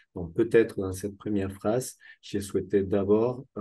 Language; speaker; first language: French; non-native, fluent; Spanish